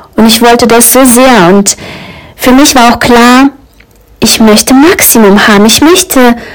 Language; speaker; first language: German; early bilingual, other home language; Russian